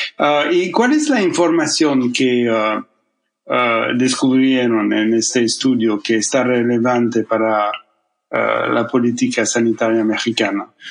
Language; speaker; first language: Spanish; non-native, fluent; French